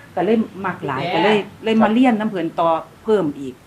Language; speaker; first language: Thai; native; Thai